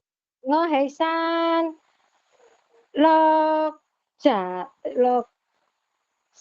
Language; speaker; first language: Cantonese; non-native, learner; Indonesian